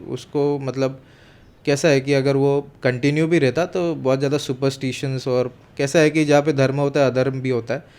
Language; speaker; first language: Hindi; non-native, local second language; Marathi